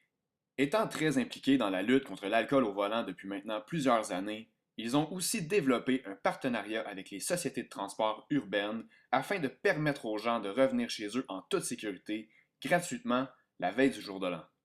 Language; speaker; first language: French; native; French